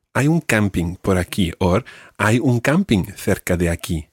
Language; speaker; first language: Spanish; non-native, fluent; English